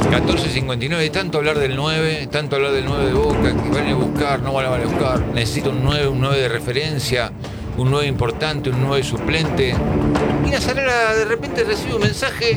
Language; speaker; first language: Spanish; native; Spanish